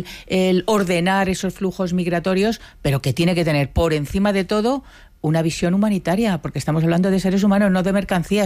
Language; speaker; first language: Spanish; native; Spanish